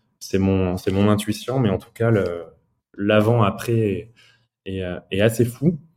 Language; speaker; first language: French; early bilingual, other home language; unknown